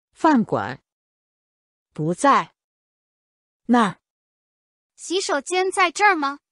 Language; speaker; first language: Chinese; non-native, learner; English